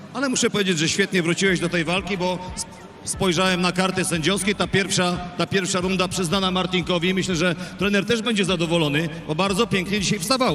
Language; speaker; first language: Polish; native; Polish